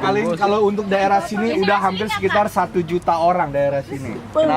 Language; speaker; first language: Indonesian; native; Indonesian